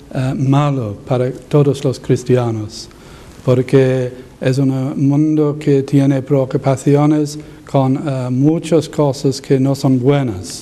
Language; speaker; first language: Spanish; non-native, learner; English